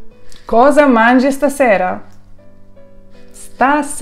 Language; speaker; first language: Italian; non-native, fluent; Ukrainian